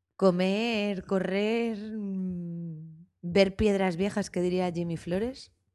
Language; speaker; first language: Spanish; native; Spanish